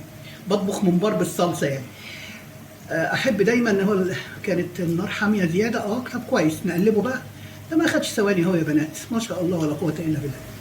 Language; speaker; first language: Arabic; native; Arabic